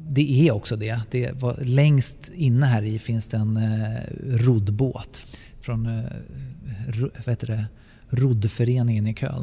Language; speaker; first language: Swedish; native; Swedish